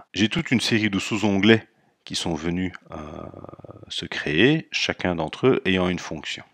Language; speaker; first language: French; native; French